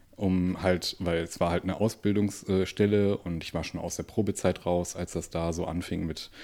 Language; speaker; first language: German; native; German